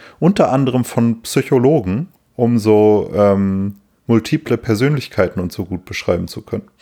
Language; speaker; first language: German; native; German